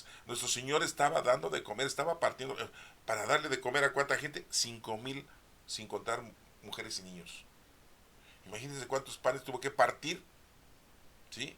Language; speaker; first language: Spanish; native; Spanish